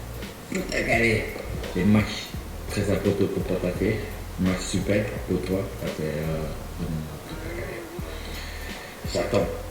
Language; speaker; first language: French; non-native, learner; English